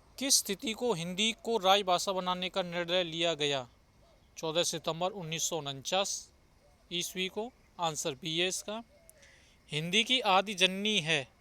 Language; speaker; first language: Hindi; native; Hindi